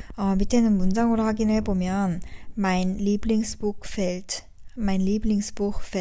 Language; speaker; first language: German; non-native, fluent; Korean